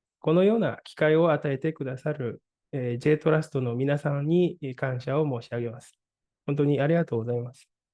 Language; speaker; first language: Japanese; non-native, fluent; Indonesian